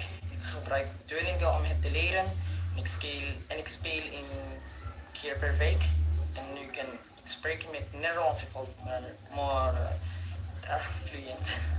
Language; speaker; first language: Dutch; non-native, learner; Filipino